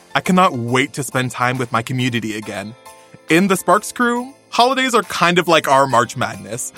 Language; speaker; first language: English; native; English